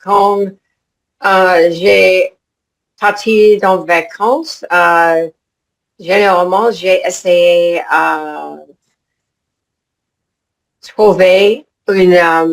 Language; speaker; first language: French; non-native, learner; English